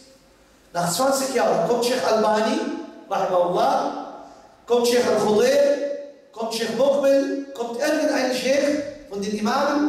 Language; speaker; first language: German; non-native, fluent; Arabic